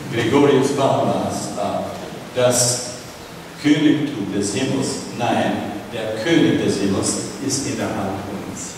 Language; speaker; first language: German; non-native, fluent; Czech